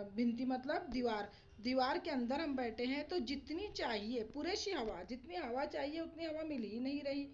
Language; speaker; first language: Hindi; non-native, local second language; Marathi